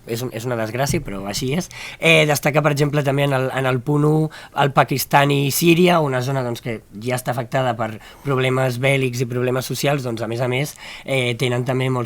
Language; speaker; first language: Catalan; native; Catalan